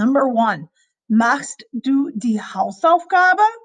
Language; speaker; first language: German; non-native, fluent; English